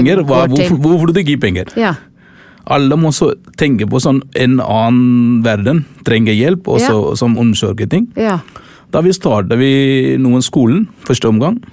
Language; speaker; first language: Norwegian; non-native, learner; Sinhala